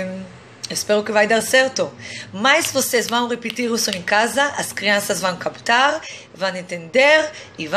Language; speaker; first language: Portuguese; non-native, fluent; Hebrew